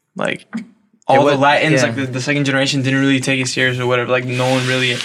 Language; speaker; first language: English; native; English